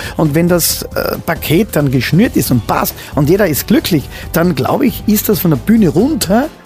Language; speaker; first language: German; native; German